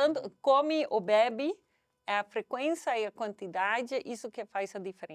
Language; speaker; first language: Portuguese; non-native, fluent; Dutch